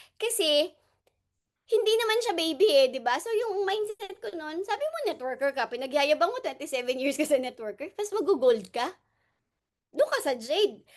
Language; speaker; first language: Filipino; non-native, local second language; Hiligaynon